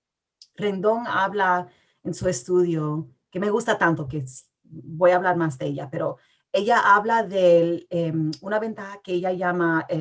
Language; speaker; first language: Spanish; early bilingual, heritage; English